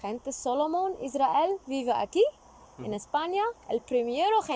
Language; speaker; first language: Spanish; non-native, learner; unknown